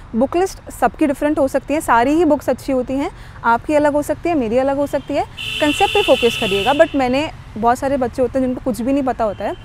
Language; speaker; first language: Hindi; native; Hindi